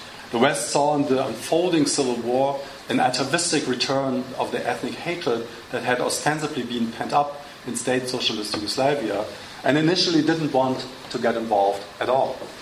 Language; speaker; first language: English; non-native, fluent; German